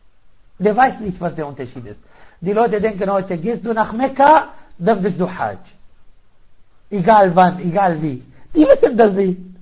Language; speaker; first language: German; non-native, fluent; Arabic